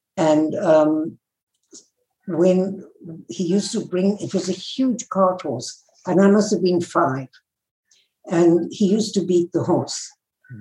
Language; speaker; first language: English; native; English